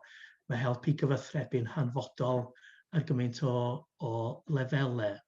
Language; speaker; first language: Welsh; native; Welsh